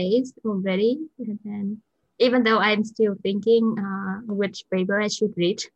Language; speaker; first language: English; non-native, fluent; Vietnamese